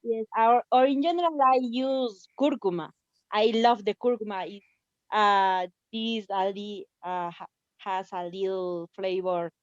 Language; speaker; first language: English; non-native, learner; Spanish